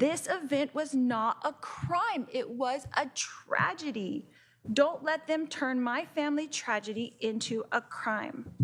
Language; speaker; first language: English; native; English